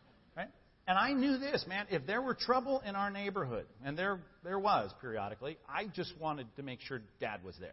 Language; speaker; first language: English; native; English